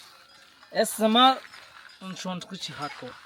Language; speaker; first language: German; early bilingual, other home language; Tamil